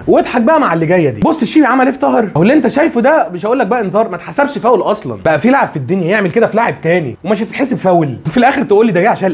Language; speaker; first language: Arabic; native; Arabic